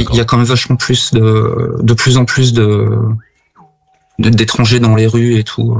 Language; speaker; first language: French; native; French